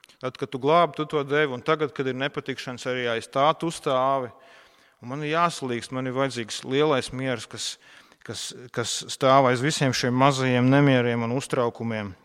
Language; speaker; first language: Latvian; non-native, local second language; Russian